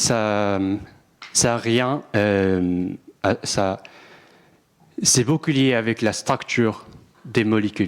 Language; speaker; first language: French; non-native, fluent; Japanese